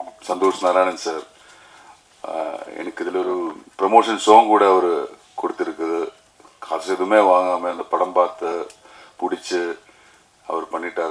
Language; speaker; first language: Tamil; non-native, learner; Malayalam